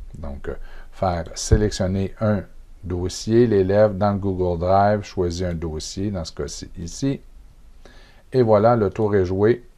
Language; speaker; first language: French; native; French